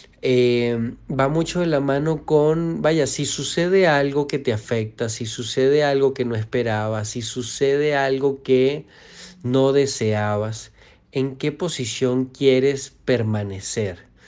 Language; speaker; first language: Spanish; native; Spanish